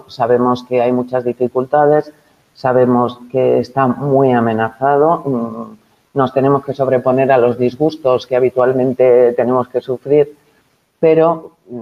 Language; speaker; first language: Spanish; native; Spanish